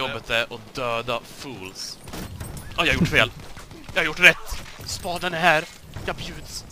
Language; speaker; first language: Swedish; native; Swedish